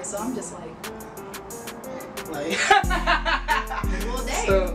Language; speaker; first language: English; native; English